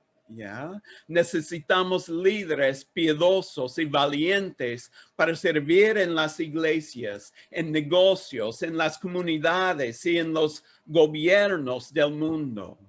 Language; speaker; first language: Spanish; non-native, learner; English